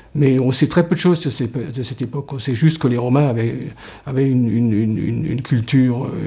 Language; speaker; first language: French; native; French